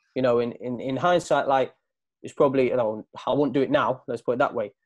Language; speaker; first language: English; native; English